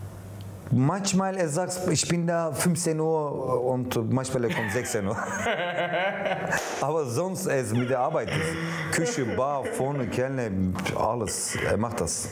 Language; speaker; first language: German; non-native, learner; Turkish